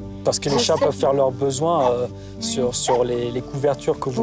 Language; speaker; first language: French; native; French